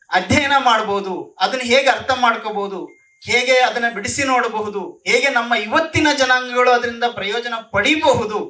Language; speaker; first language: Kannada; native; Kannada